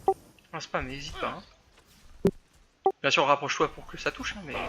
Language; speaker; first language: French; native; French